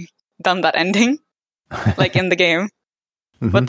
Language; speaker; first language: English; non-native, local second language; Cebuano